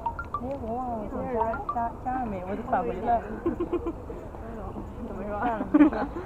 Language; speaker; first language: Chinese; native; Chinese